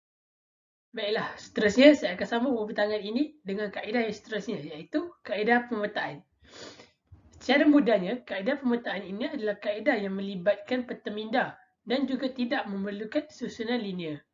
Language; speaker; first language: Malay; native; Malay